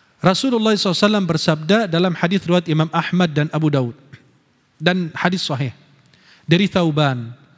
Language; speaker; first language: Indonesian; non-native, fluent; Arabic